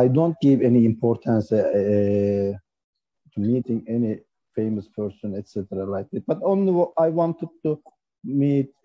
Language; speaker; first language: English; non-native, learner; Turkish